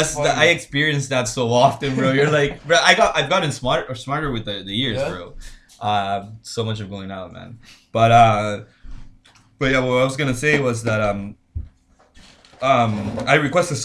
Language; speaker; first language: English; non-native, fluent; Spanish